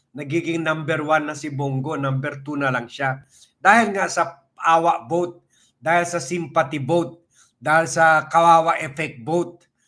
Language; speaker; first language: Filipino; native; Filipino